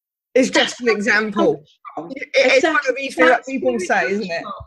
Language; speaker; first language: English; native; English